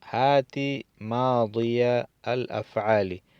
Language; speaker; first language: Arabic; non-native, fluent; Spanish